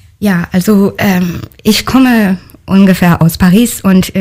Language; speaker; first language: German; non-native, learner; French